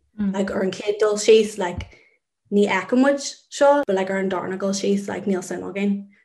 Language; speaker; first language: Irish; non-native, local second language; English